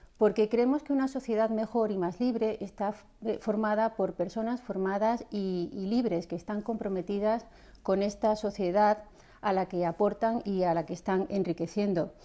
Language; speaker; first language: Spanish; native; Spanish